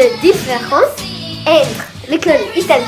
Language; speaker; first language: French; non-native, learner; Italian